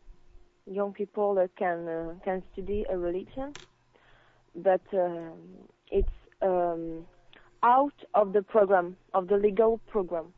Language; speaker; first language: English; non-native, learner; French